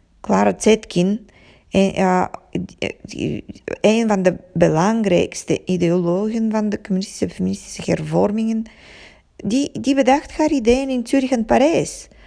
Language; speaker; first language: Dutch; non-native, fluent; Bulgarian